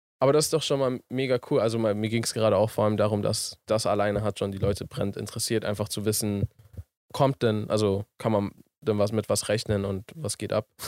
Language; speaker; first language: German; early bilingual, other home language; Persian